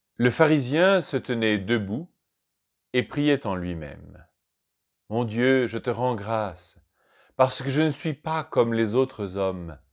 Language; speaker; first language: French; native; French